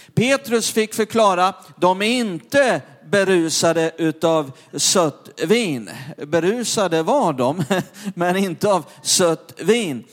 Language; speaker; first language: Swedish; native; Swedish